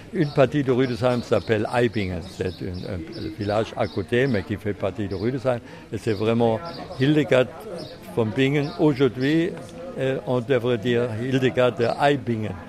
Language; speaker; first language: French; non-native, fluent; German